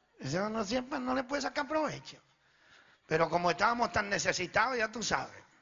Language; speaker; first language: Spanish; early bilingual, other home language; Italian